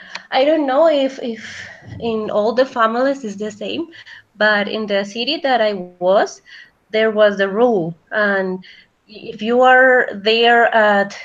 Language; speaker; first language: English; non-native, fluent; Spanish